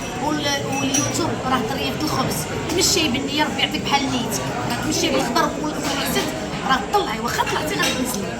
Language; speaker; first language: Arabic; native; Arabic